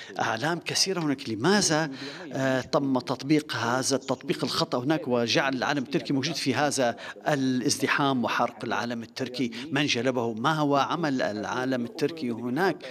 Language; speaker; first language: Arabic; non-native, fluent; Turkish